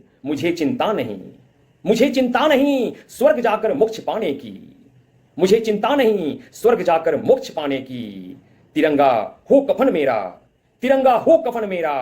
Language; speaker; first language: Hindi; native; Hindi